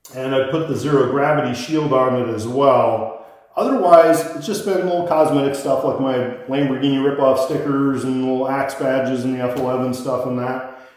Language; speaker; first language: English; native; English